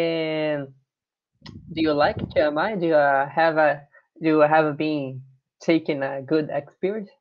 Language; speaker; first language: English; non-native, learner; Portuguese